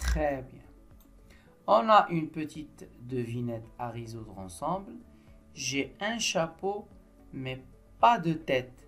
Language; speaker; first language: French; non-native, local second language; Arabic